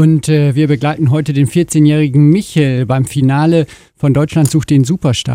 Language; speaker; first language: German; native; German